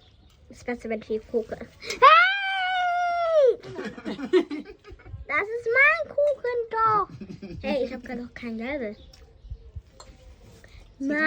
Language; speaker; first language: German; early bilingual, other home language; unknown